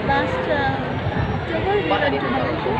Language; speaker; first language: English; non-native, fluent; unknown